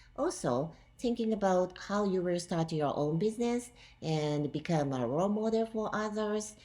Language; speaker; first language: English; non-native, fluent; Japanese